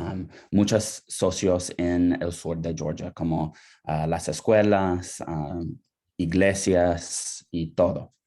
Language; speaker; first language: Spanish; non-native, fluent; English